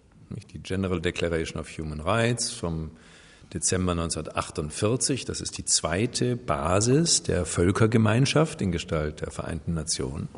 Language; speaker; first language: German; native; German